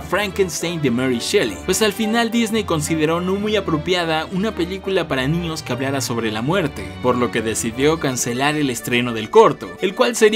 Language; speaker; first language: Spanish; native; Spanish